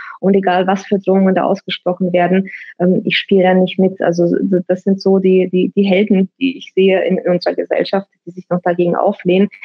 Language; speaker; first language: German; early bilingual, other home language; Romanian